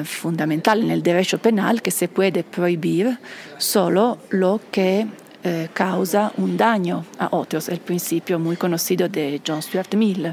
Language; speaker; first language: Spanish; non-native, fluent; Italian